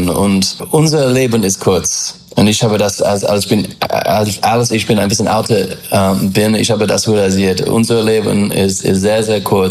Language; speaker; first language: German; non-native, learner; English